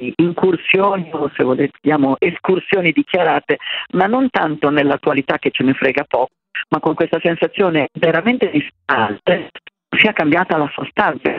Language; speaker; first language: Italian; native; Italian